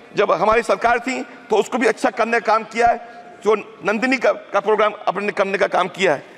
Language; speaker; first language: Hindi; native; Hindi